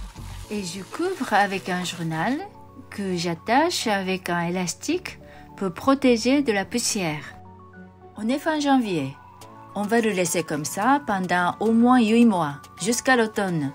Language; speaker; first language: French; non-native, fluent; Japanese